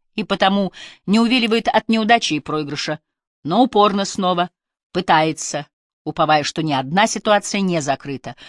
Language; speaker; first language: Russian; native; Russian